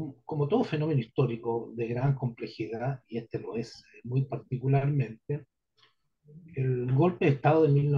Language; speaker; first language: Spanish; native; Spanish